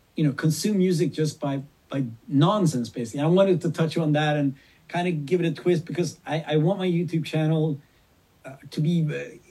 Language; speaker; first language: English; non-native, fluent; Swedish